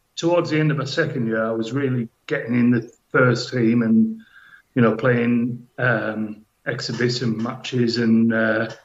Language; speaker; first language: English; native; English